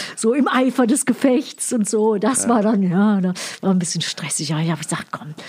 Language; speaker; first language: German; native; German